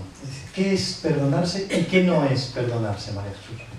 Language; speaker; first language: Spanish; native; Spanish